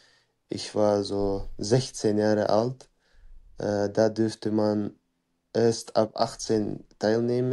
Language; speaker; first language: German; non-native, fluent; Chechen